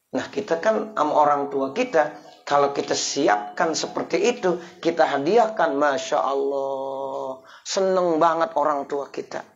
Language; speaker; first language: Indonesian; native; Indonesian